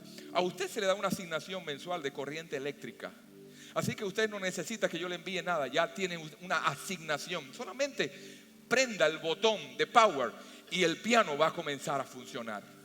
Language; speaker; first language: Spanish; native; Spanish